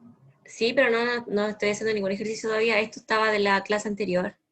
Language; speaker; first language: Spanish; native; Spanish